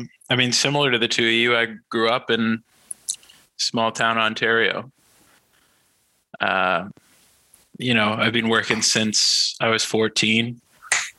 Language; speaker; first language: English; native; English